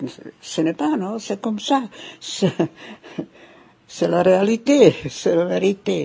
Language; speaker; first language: French; non-native, fluent; German